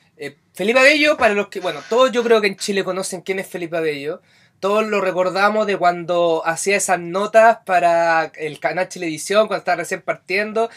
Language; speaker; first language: Spanish; native; Spanish